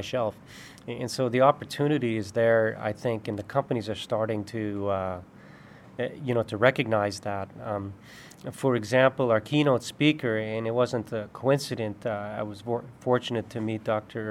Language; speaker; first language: English; native; English